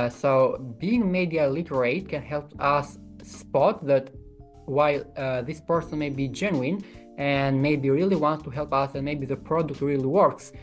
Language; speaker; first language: English; non-native, fluent; Albanian